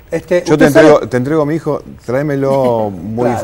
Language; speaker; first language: Spanish; native; Spanish